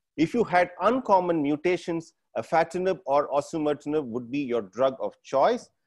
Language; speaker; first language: English; non-native, local second language; Tamil